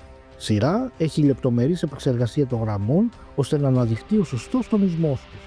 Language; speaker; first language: Greek; native; Greek